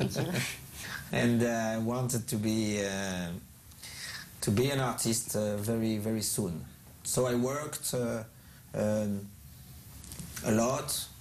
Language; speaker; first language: English; non-native, learner; French